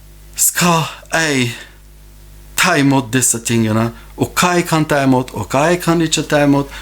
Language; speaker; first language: Norwegian; non-native, fluent; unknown